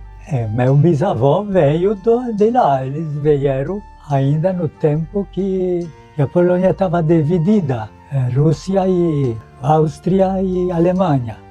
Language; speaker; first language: Portuguese; non-native, local second language; Polish